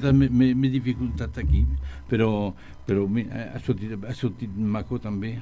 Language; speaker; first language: Catalan; non-native, learner; French